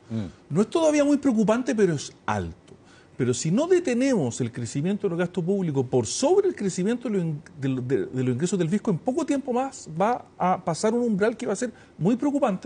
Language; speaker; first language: Spanish; native; Spanish